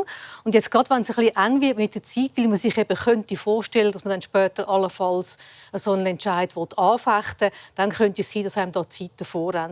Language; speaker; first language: German; native; German